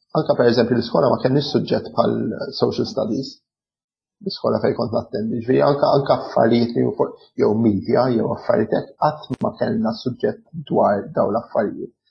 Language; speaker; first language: Maltese; early bilingual, other home language; English